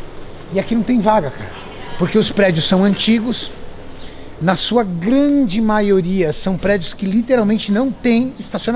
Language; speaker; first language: Portuguese; native; Portuguese